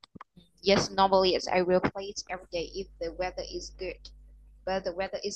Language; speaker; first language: English; non-native, learner; Vietnamese